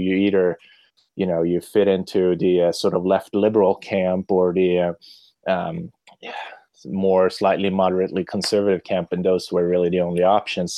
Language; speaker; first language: English; non-native, fluent; Swedish